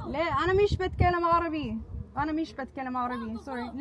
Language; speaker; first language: Arabic; non-native, learner; English